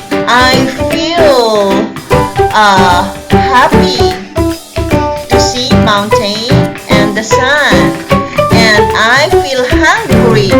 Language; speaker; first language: English; non-native, learner; Thai